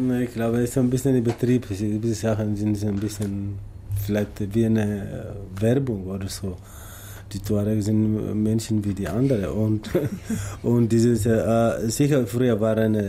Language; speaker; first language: German; non-native, learner; Tamasheq